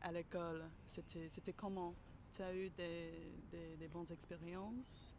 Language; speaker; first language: French; non-native, fluent; English